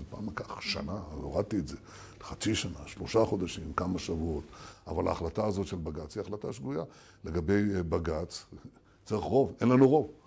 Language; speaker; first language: Hebrew; native; Hebrew